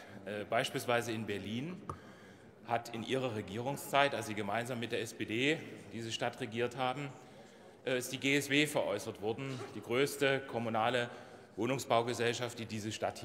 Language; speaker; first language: German; native; German